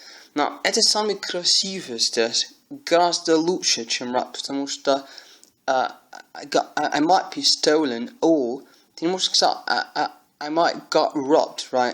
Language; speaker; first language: Russian; non-native, learner; English